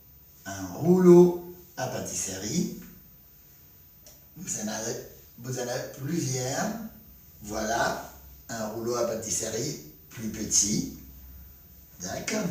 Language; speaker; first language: French; non-native, fluent; Spanish